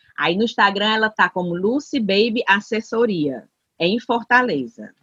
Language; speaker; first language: Portuguese; native; Portuguese